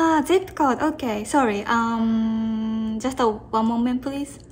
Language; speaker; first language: English; non-native, learner; Japanese